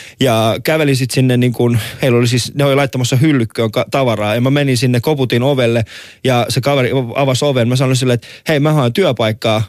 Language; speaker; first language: Finnish; early bilingual, other home language; Persian